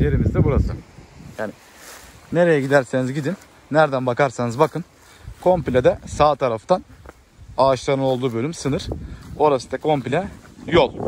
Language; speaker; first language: Turkish; native; Turkish